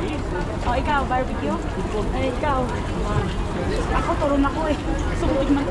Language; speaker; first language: Filipino; non-native, fluent; Indonesian